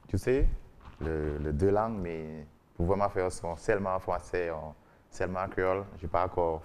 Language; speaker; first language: French; non-native, learner; English